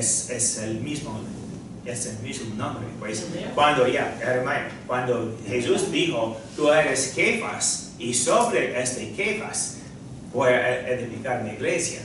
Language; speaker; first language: Spanish; non-native, fluent; English